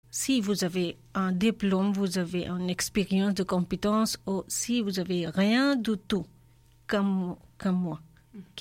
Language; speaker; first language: French; non-native, learner; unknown